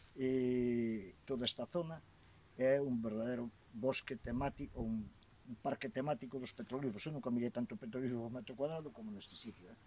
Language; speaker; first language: Galician; native; Galician